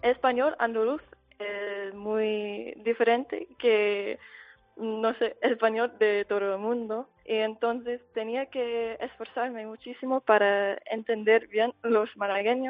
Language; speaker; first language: Spanish; non-native, learner; English